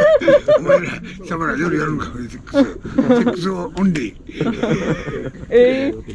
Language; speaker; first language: Japanese; native; Japanese